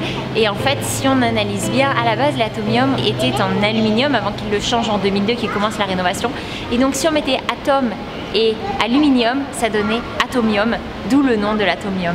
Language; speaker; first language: French; native; French